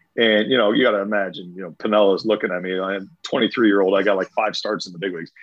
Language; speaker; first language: English; native; English